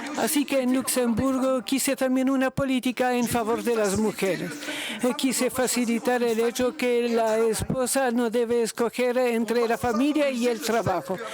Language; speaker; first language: Spanish; non-native, fluent; Luxembourgish